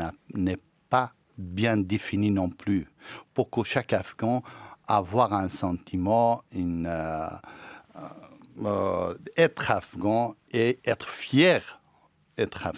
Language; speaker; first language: French; non-native, fluent; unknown